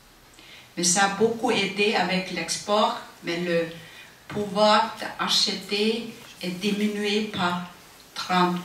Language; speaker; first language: French; non-native, fluent; Icelandic